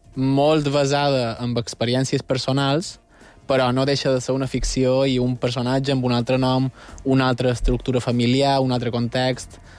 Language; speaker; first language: Catalan; early bilingual, other home language; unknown